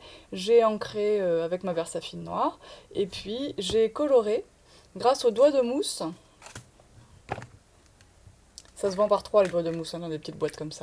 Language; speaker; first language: French; native; French